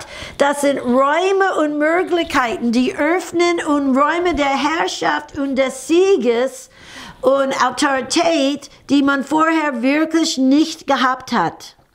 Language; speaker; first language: German; non-native, fluent; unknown